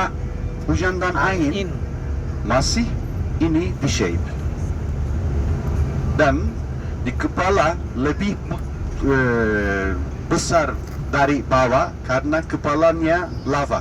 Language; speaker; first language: Indonesian; non-native, fluent; Turkish